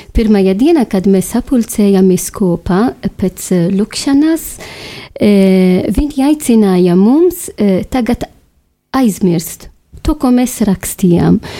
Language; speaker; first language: Latvian; non-native, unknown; Maltese